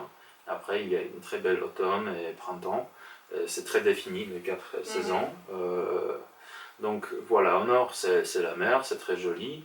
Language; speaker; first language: French; non-native, fluent; Polish